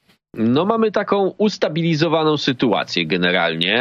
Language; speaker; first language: Polish; native; Polish